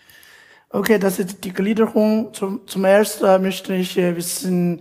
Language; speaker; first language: German; non-native, learner; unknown